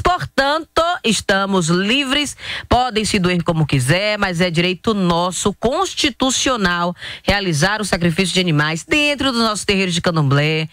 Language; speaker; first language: Portuguese; native; Portuguese